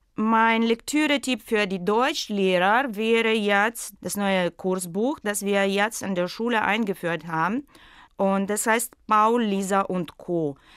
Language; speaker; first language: German; non-native, fluent; Russian